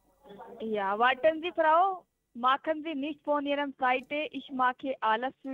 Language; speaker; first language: German; non-native, learner; Hindi